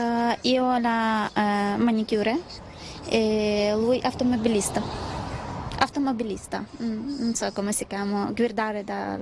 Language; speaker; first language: Italian; non-native, learner; Ukrainian